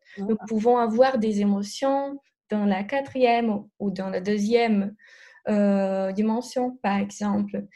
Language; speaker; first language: French; non-native, fluent; Portuguese